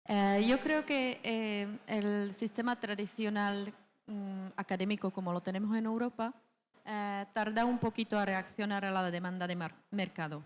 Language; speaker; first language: Spanish; non-native, fluent; Czech